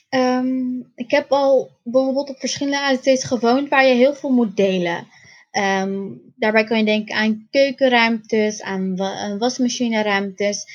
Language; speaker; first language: Dutch; early bilingual, other home language; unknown